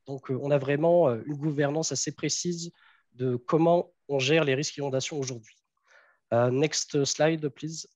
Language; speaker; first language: French; native; French